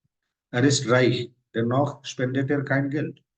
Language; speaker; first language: German; non-native, fluent; Hindi